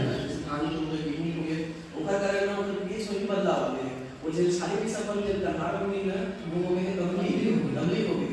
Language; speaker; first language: Hindi; non-native, local second language; Chhattisgarhi